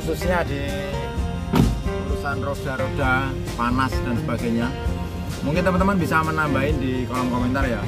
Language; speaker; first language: Indonesian; non-native, local second language; Javanese